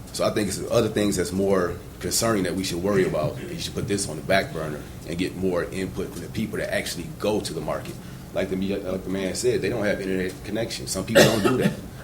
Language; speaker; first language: English; native; English